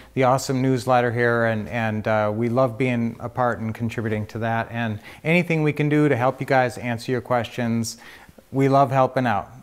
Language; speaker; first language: English; native; English